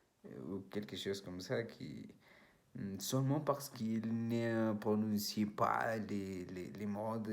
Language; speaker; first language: French; non-native, learner; Spanish